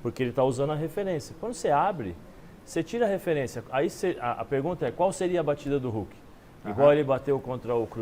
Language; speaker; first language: Portuguese; native; Portuguese